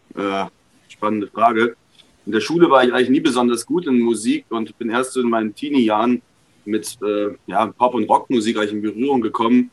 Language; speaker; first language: German; native; German